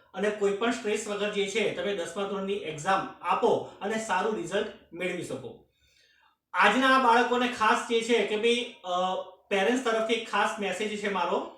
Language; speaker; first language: Gujarati; native; Gujarati